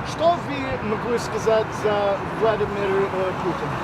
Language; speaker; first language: Russian; non-native, learner; English